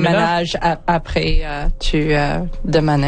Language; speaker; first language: French; non-native, local second language; English